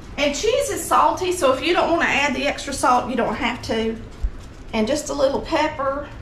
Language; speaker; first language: English; native; English